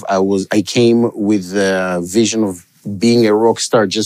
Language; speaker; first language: English; non-native, local second language; Hebrew